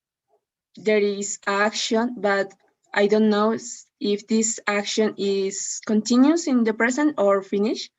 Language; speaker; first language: English; non-native, learner; Spanish